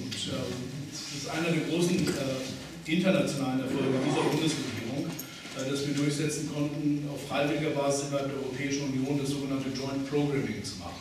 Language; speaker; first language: German; native; German